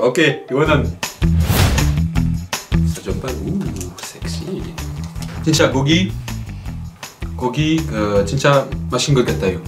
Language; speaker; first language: Korean; non-native, learner; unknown